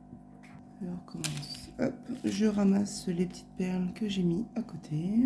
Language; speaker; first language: French; native; French